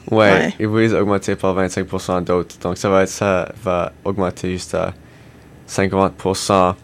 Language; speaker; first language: French; non-native, learner; English